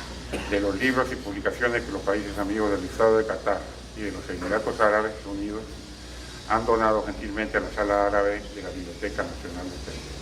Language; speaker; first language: Spanish; native; Spanish